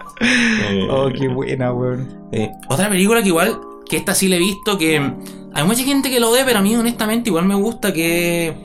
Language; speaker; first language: Spanish; native; Spanish